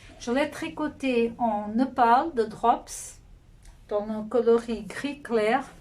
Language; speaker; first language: French; non-native, fluent; Portuguese